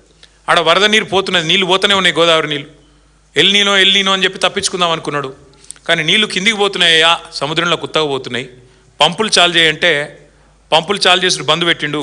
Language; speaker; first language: Telugu; native; Telugu